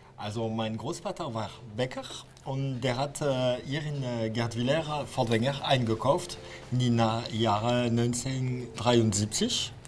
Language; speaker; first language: German; non-native, local second language; Swiss German